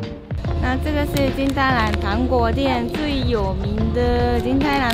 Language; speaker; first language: Chinese; non-native, fluent; Japanese